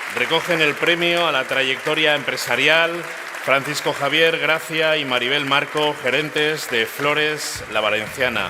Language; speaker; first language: Spanish; native; Spanish